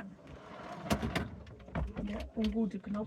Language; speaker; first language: German; non-native, learner; Dutch